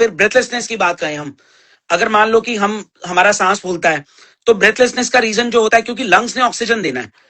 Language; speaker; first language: Hindi; native; Hindi